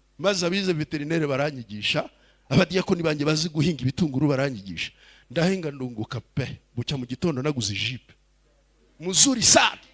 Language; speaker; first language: Kinyarwanda; early bilingual, heritage; Kinyarwanda